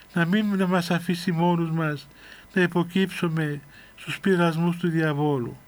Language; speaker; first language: Greek; native; Greek